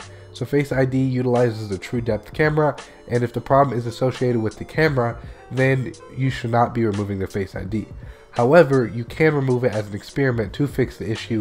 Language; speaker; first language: English; native; English